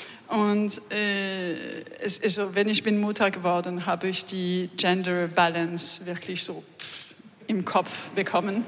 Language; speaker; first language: German; non-native, learner; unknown